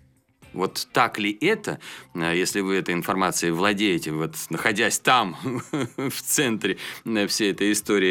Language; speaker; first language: Russian; native; Russian